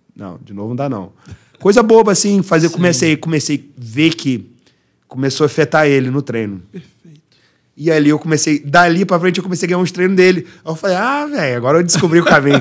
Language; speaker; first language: Portuguese; early bilingual, heritage; Portuguese